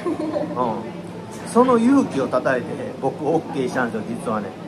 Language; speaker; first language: Japanese; native; Japanese